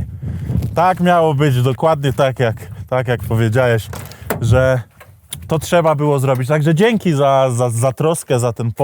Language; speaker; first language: Polish; native; Polish